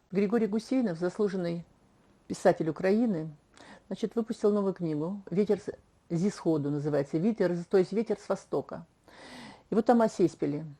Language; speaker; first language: Russian; non-native, local second language; Chuvash